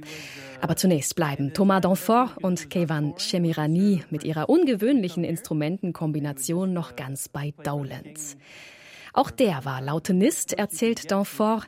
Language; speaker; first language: German; native; German